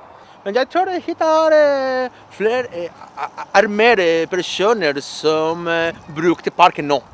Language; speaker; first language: Norwegian; non-native, learner; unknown